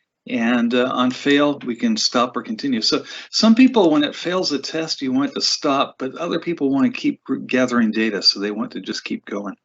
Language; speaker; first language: English; native; English